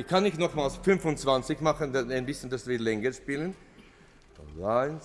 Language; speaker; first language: German; non-native, fluent; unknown